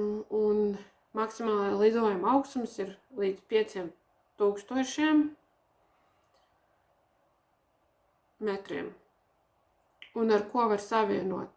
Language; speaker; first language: Latvian; native; Latvian